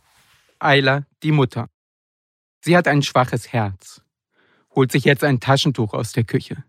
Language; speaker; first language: German; native; German